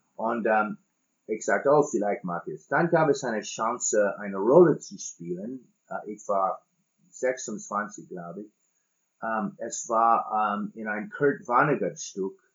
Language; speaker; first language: German; non-native, fluent; English